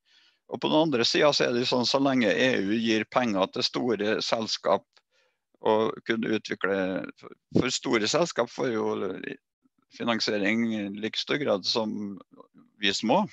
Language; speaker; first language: Norwegian; native; Norwegian